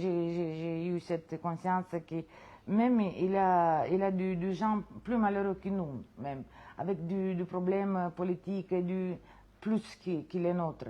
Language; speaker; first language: French; non-native, fluent; Romanian